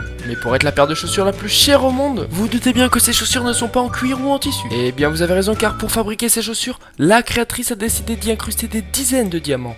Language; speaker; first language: French; native; French